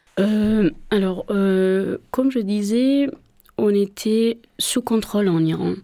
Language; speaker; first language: French; non-native, fluent; Persian